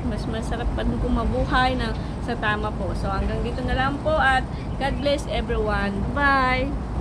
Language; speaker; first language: Filipino; non-native, local second language; Iloko